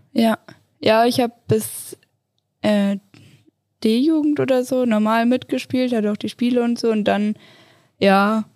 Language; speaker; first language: German; native; German